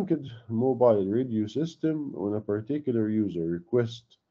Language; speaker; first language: English; non-native, fluent; Arabic